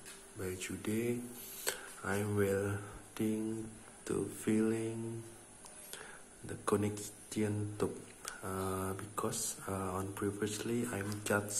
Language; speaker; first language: English; non-native, learner; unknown